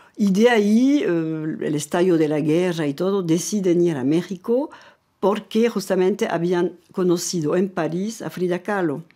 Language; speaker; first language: Spanish; non-native, fluent; French